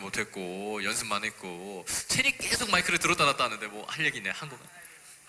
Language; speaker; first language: Korean; native; Korean